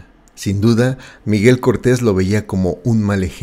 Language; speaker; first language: Spanish; native; Spanish